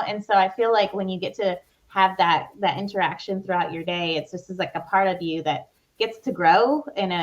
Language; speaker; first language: English; native; English